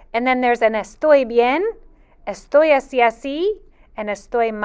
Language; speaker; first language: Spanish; non-native, fluent; English